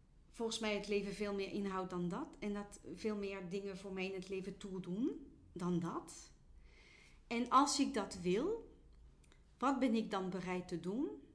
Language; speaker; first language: Dutch; non-native, fluent; French